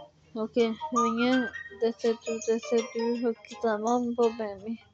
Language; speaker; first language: Albanian; early bilingual, heritage; Albanian